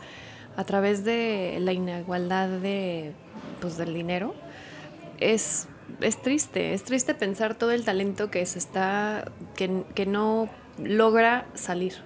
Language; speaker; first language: Spanish; early bilingual, heritage; Spanish